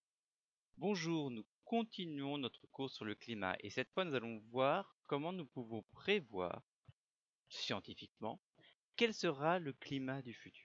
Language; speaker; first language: French; native; French